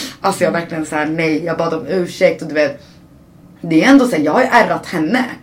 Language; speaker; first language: Swedish; early bilingual, other home language; Persian